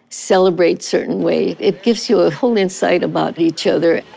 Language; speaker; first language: English; native; English